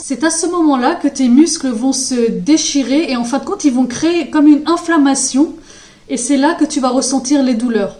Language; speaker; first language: French; native; French